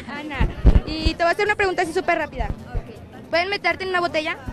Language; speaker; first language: Spanish; native; Spanish